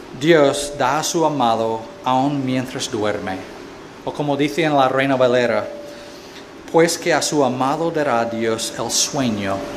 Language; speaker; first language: Spanish; non-native, fluent; English